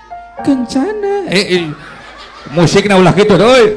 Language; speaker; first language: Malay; non-native, local second language; Sundanese